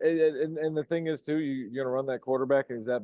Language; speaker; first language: English; native; English